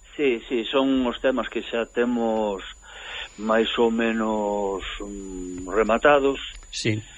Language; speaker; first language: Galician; native; Galician